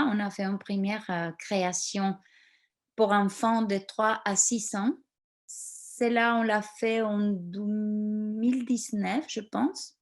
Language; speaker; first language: French; non-native, fluent; Spanish